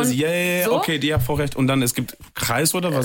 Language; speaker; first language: German; non-native, fluent; English